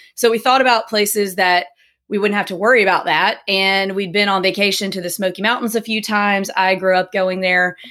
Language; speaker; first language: English; native; English